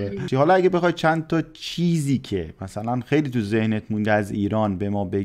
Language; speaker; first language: Persian; native; Persian